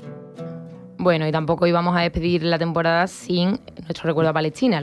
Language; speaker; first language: Spanish; native; Spanish